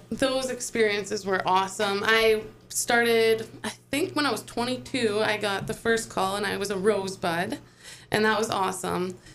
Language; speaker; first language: English; native; English